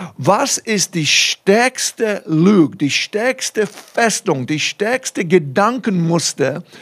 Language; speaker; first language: German; non-native, fluent; English